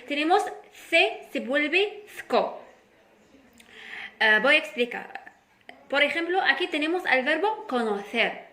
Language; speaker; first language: Spanish; non-native, fluent; Arabic